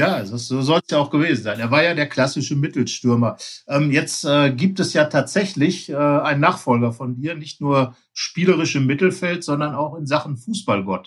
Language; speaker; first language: German; native; German